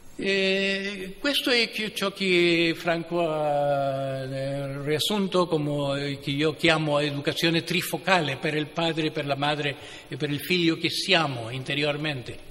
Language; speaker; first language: Italian; non-native, fluent; Spanish